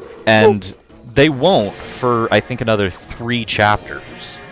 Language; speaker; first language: English; native; English